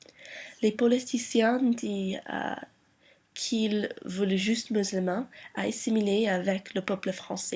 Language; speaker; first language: French; non-native, learner; English